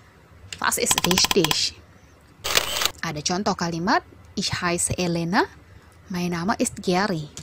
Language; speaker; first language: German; non-native, fluent; Indonesian